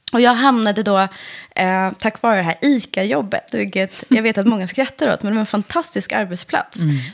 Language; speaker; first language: Swedish; early bilingual, other home language; Persian